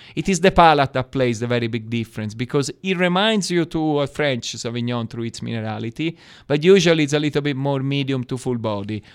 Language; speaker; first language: English; non-native, fluent; Italian